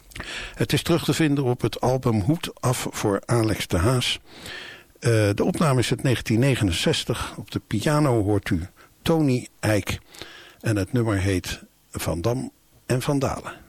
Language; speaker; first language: Dutch; native; Dutch